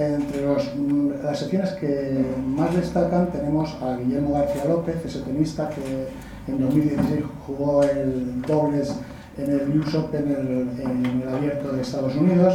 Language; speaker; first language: Spanish; native; Spanish